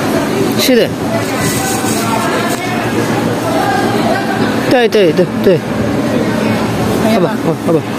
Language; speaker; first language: Chinese; non-native, learner; Bangla